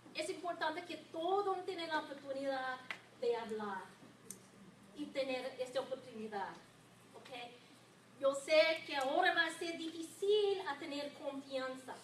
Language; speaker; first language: Spanish; non-native, learner; English